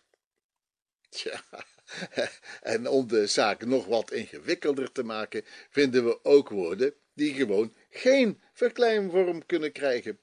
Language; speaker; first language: Dutch; native; Dutch